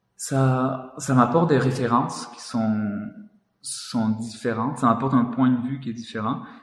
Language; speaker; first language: French; non-native, fluent; Spanish